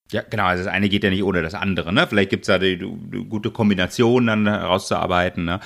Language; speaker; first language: German; native; German